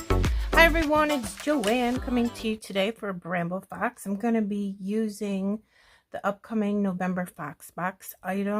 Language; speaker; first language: English; native; English